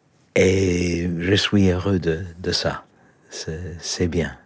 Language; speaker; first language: French; non-native, learner; Polish